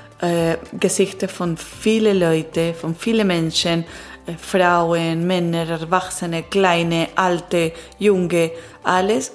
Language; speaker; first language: German; non-native, learner; Italian